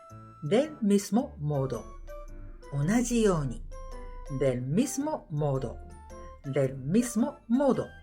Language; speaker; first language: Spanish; non-native, fluent; Japanese